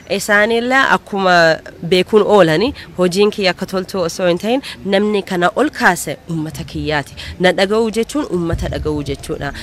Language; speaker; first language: Oromo; early bilingual, heritage; Oromo